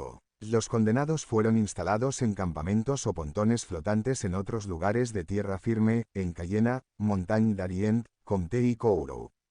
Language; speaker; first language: Spanish; native; Spanish